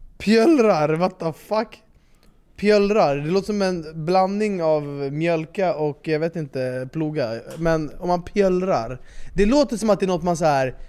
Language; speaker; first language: Swedish; native; Swedish